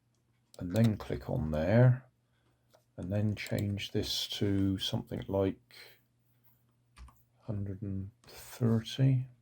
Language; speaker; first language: English; native; English